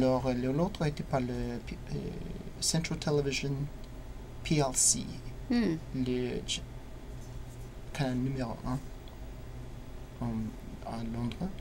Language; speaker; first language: French; non-native, learner; English